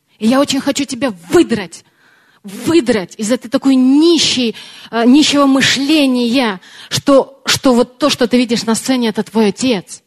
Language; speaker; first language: Russian; early bilingual, heritage; Russian